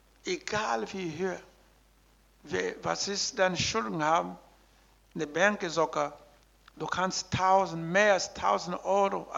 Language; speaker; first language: German; non-native, learner; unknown